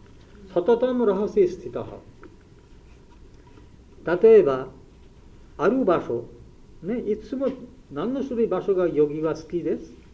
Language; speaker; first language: Japanese; non-native, learner; Bangla